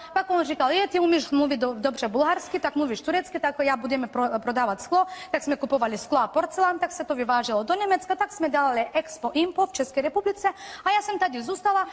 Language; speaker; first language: Czech; non-native, fluent; Bulgarian